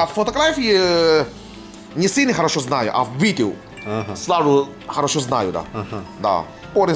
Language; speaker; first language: Russian; non-native, learner; Chinese